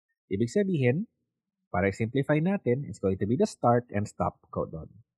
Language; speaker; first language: English; non-native, local second language; Filipino